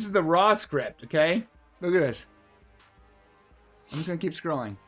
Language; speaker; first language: English; native; English